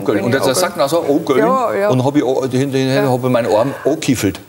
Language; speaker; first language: German; native; German